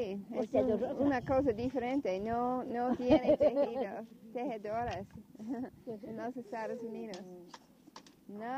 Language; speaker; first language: Spanish; non-native, learner; English